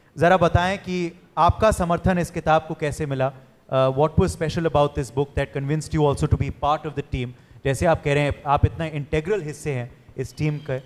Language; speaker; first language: Hindi; native; Hindi